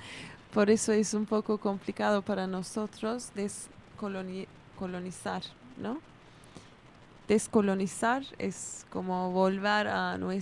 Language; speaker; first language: Spanish; non-native, fluent; Kurdish